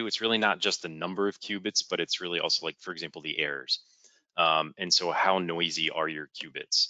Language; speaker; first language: English; native; English